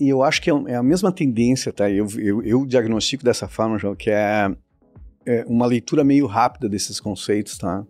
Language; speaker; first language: Portuguese; native; Portuguese